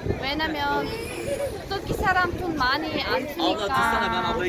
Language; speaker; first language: Korean; non-native, learner; Uzbek